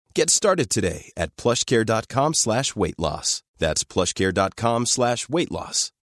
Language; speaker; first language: English; native; English